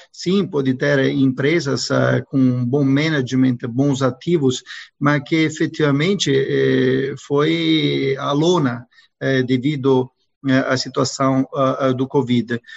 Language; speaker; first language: Portuguese; non-native, fluent; Italian